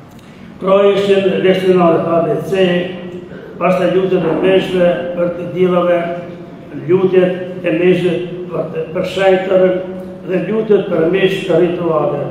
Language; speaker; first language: Albanian; native; Albanian